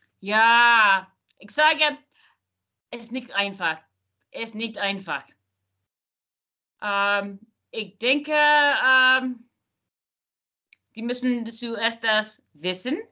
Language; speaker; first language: German; non-native, learner; English